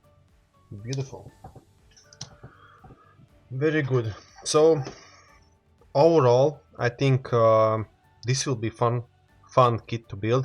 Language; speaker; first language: English; non-native, learner; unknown